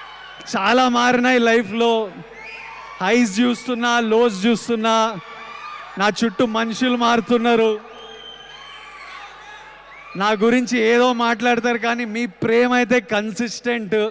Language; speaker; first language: Telugu; native; Telugu